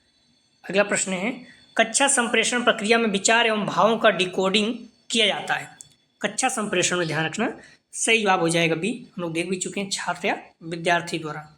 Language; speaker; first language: Hindi; native; Hindi